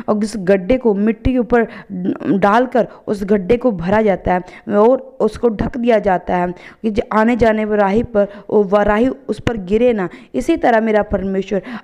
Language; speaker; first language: Hindi; non-native, local second language; Punjabi